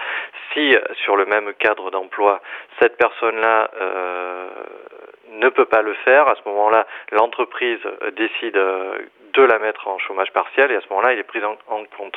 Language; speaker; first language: French; native; French